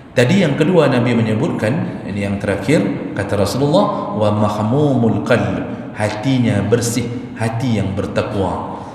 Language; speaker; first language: Malay; non-native, local second language; Achinese